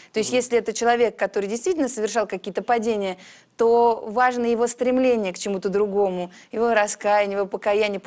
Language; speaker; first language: Russian; early bilingual, heritage; Russian